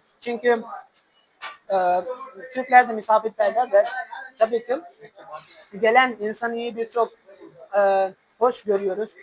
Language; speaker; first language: Turkish; non-native, fluent; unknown